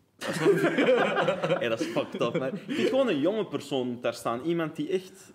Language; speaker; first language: Dutch; early bilingual, other home language; Arabic